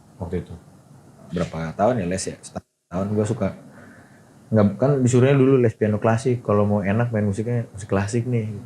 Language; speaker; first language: Indonesian; native; Indonesian